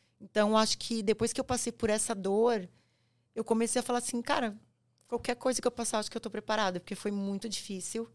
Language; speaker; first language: Portuguese; native; Portuguese